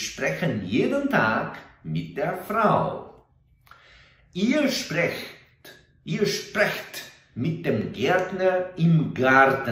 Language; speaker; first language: German; non-native, fluent; Portuguese